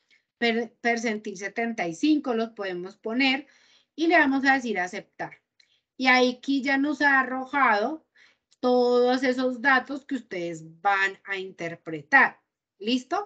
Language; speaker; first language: Spanish; native; Spanish